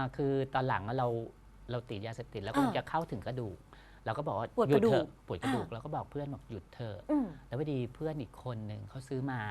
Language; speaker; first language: Thai; native; Thai